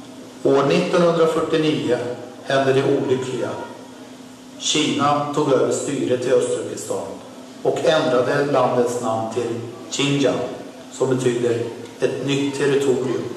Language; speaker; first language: Swedish; non-native, fluent; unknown